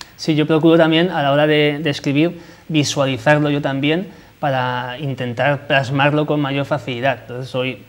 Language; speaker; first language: Spanish; native; Spanish